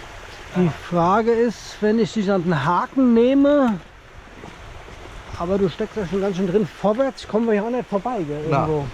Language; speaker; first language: German; native; German